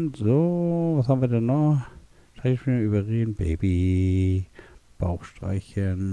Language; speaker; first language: German; native; German